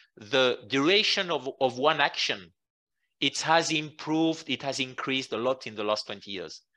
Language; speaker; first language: English; non-native, fluent; French